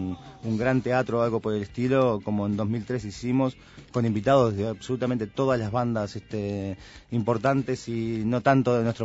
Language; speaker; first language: Spanish; native; Spanish